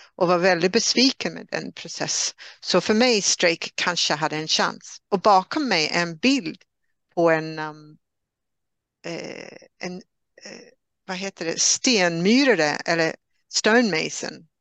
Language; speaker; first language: Swedish; non-native, fluent; English